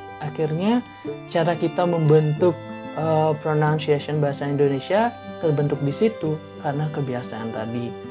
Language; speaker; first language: Indonesian; non-native, local second language; Balinese